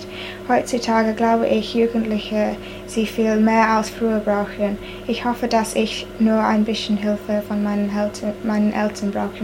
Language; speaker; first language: German; non-native, learner; English